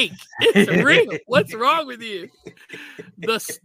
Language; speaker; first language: English; native; English